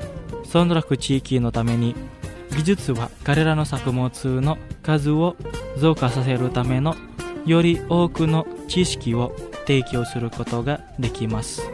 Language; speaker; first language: Japanese; non-native, fluent; Indonesian